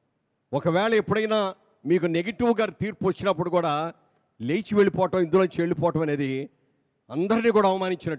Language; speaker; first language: Telugu; native; Telugu